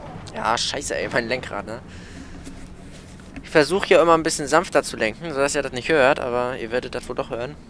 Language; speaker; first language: German; native; German